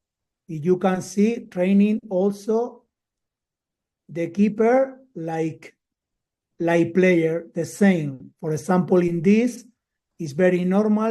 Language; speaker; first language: English; non-native, learner; Spanish